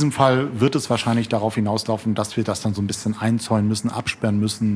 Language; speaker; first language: German; native; German